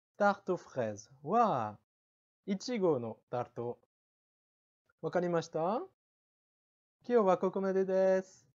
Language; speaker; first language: Japanese; non-native, fluent; French